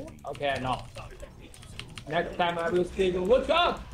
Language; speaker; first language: English; non-native, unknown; Chinese